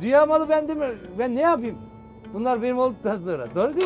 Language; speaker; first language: Turkish; native; Turkish